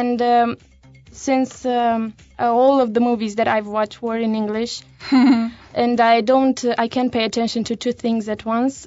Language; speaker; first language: English; non-native, fluent; Romanian